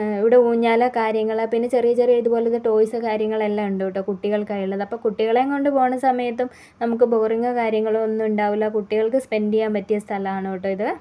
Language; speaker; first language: Malayalam; native; Malayalam